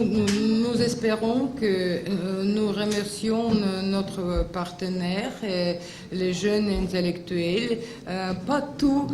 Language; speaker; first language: French; non-native, fluent; Russian